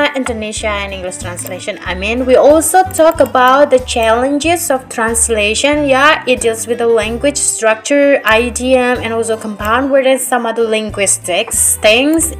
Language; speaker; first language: English; non-native, fluent; Indonesian